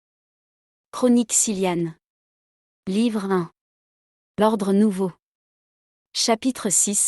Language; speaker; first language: French; native; French